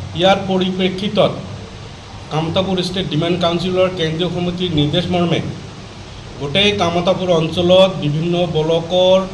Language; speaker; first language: Assamese; non-native, local second language; Rangpuri